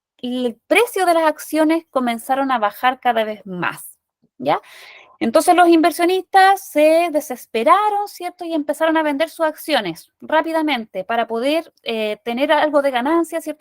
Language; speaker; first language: Spanish; native; Spanish